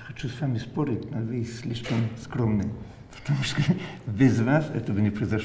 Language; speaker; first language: Russian; non-native, fluent; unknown